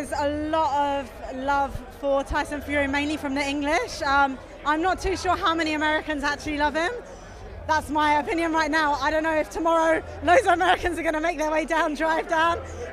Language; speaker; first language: English; native; English